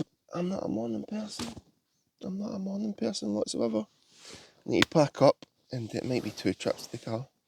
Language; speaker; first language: English; native; English